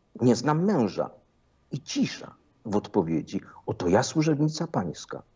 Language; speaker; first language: Polish; native; Polish